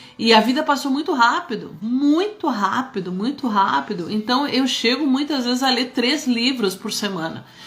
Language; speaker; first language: Portuguese; early bilingual, other home language; Spanish